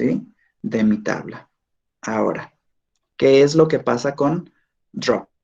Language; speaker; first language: Spanish; native; Spanish